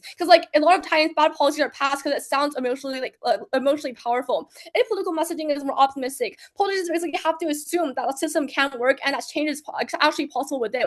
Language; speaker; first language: English; non-native, fluent; Chinese